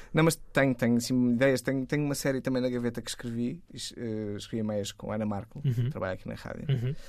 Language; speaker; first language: Portuguese; native; Portuguese